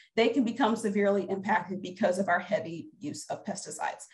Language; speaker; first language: English; native; English